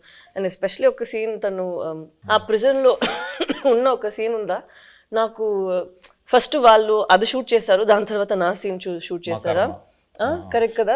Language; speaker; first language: Telugu; non-native, fluent; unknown